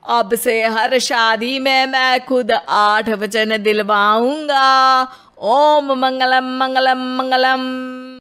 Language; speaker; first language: Hindi; native; Hindi